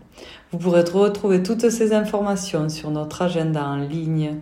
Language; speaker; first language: French; native; French